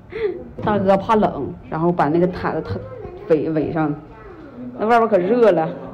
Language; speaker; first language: Chinese; native; Chinese